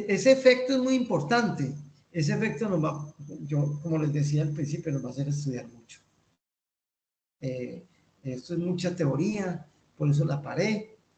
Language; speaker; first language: Spanish; native; Spanish